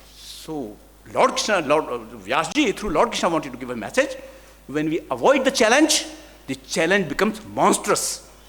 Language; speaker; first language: English; non-native, local second language; Hindi